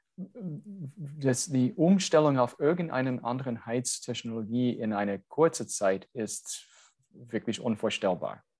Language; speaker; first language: German; non-native, fluent; English